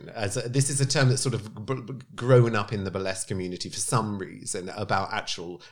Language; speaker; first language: English; native; English